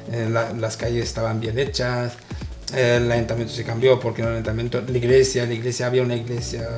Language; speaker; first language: Spanish; non-native, fluent; Arabic